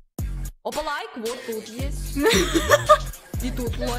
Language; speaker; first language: Russian; native; Russian